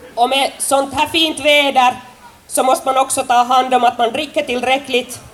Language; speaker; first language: Swedish; non-native, local second language; Finnish